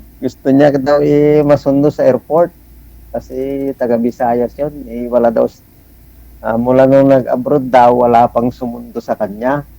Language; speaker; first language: Filipino; non-native, local second language; Iloko